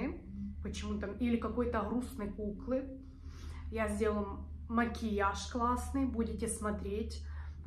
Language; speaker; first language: Russian; native; Russian